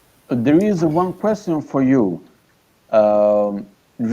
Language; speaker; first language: English; non-native, fluent; Italian